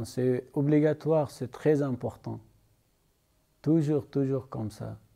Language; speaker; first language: French; non-native, learner; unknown